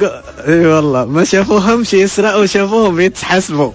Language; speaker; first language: Arabic; native; Arabic